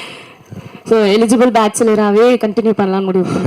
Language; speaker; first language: Tamil; native; Tamil